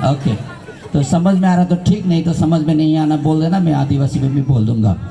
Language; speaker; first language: Hindi; non-native, local second language; Nepali